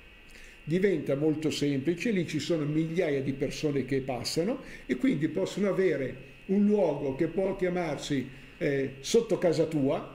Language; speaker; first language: Italian; native; Italian